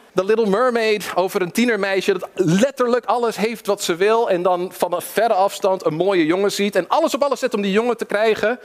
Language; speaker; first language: Dutch; early bilingual, other home language; English